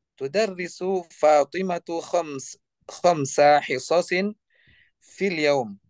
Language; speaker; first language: Arabic; non-native, learner; Indonesian